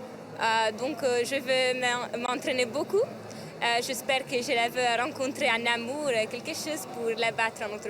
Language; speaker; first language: French; non-native, learner; Italian